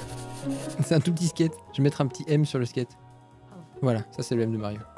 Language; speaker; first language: French; native; French